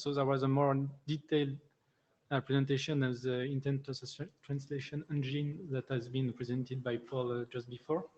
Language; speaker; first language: English; non-native, fluent; French